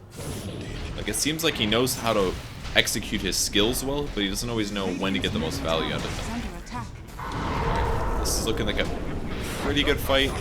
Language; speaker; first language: English; native; English